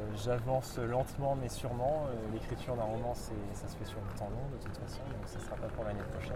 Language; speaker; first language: French; native; French